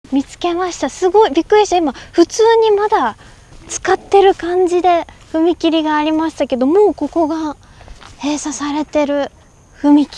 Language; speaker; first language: Japanese; native; Japanese